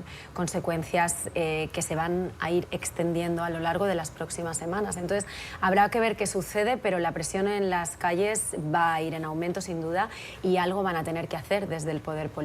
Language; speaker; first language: Spanish; native; Spanish